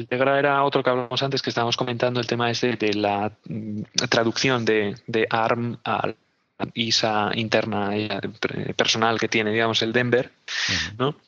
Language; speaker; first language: Spanish; native; Spanish